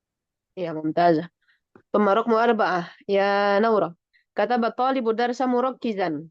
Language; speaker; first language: Arabic; non-native, fluent; Indonesian